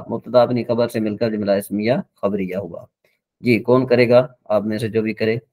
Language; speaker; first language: Urdu; native; Urdu